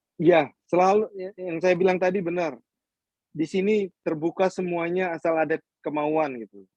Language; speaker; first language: Indonesian; native; Indonesian